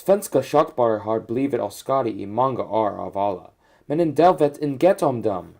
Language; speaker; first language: Swedish; non-native, learner; English